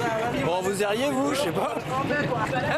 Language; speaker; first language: French; native; French